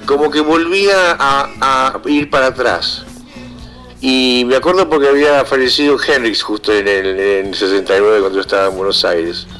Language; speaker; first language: Spanish; native; Spanish